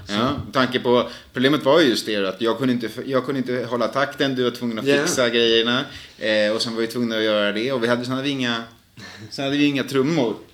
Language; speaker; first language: Swedish; native; Swedish